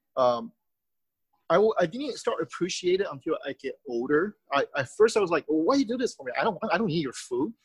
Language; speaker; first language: English; early bilingual, other home language; Chinese